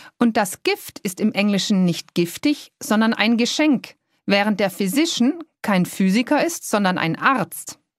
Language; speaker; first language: German; native; German